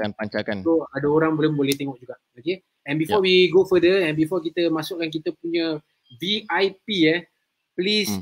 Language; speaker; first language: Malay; native; Malay